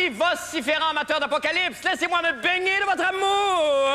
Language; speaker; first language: French; native; French